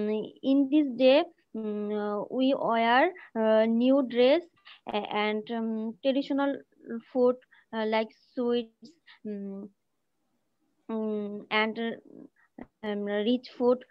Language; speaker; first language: English; non-native, learner; Bangla